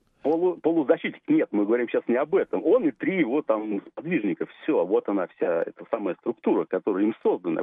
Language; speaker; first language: Russian; native; Russian